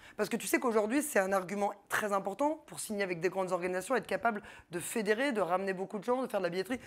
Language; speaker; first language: French; native; French